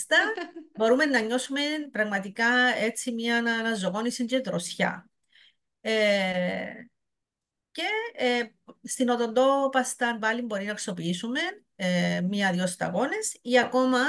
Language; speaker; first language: Greek; native; Greek